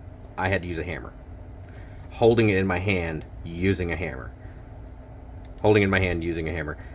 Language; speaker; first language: English; native; English